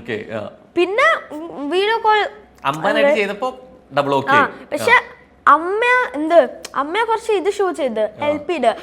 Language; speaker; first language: Malayalam; early bilingual, heritage; Malayalam